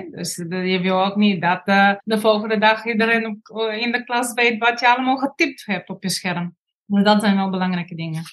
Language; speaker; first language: Dutch; non-native, fluent; Bulgarian